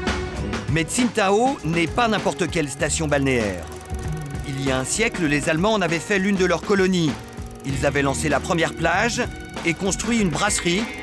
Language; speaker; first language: French; native; French